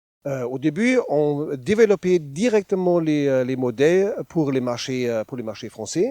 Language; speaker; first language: French; non-native, learner; German